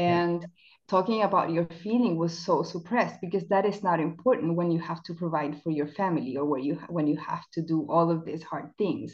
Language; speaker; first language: English; non-native, fluent; Spanish